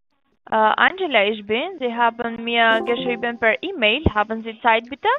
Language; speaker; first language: German; non-native, learner; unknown